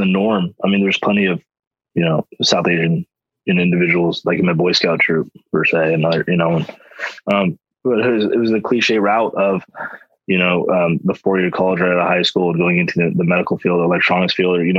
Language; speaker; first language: English; native; English